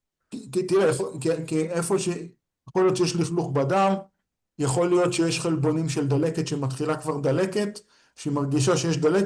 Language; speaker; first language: Hebrew; native; Hebrew